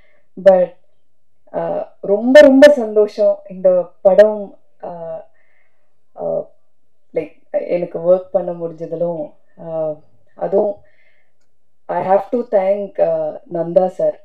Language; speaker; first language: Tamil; non-native, fluent; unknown